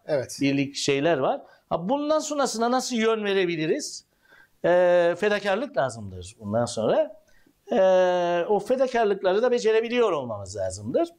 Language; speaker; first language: Turkish; native; Turkish